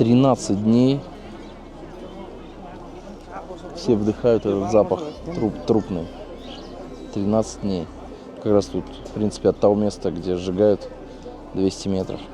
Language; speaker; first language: Russian; native; Russian